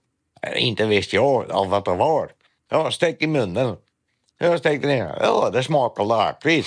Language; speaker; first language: Swedish; non-native, learner; Dutch